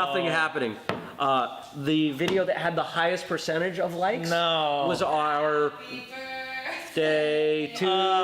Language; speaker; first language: English; native; English